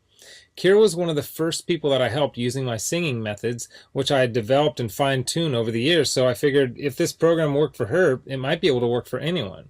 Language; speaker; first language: English; native; English